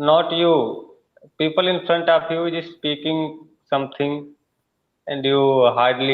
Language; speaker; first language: English; non-native, learner; Hindi